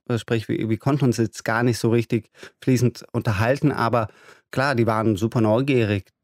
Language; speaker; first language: German; native; German